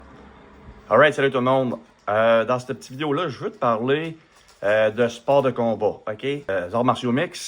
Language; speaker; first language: French; native; French